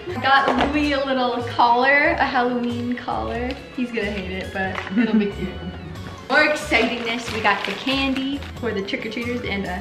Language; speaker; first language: English; native; English